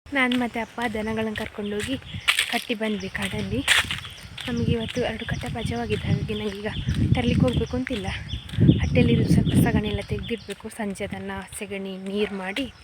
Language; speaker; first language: Kannada; non-native, local second language; Tulu